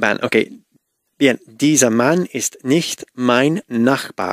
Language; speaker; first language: German; non-native, learner; Spanish